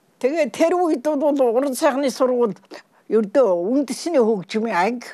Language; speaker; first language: Mongolian; native; Mongolian